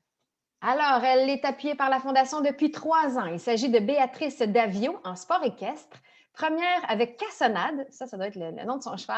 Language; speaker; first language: French; native; French